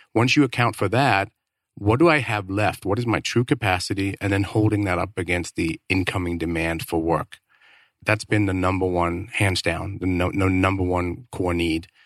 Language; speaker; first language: English; non-native, fluent; Danish